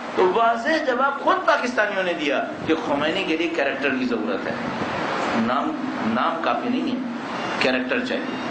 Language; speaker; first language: Urdu; native; Urdu